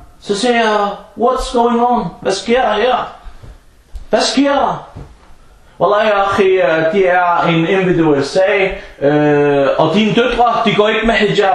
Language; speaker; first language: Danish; non-native, fluent; Arabic